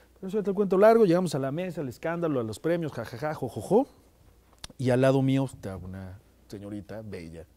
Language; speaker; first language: Spanish; native; Spanish